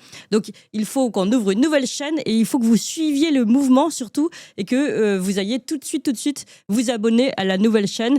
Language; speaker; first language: French; native; French